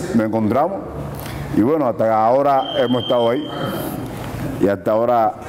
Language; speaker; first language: Spanish; native; Spanish